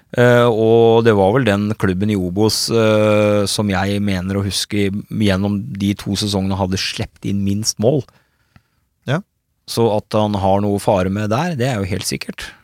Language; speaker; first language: Norwegian; native; Norwegian